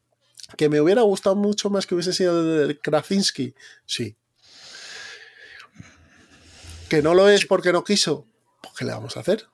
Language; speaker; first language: Spanish; native; Spanish